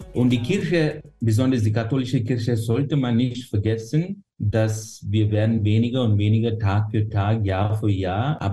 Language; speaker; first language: German; non-native, fluent; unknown